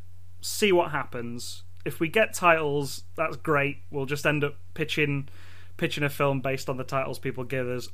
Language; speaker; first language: English; native; English